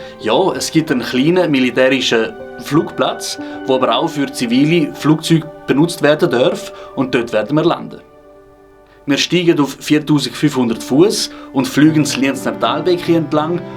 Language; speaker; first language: German; native; German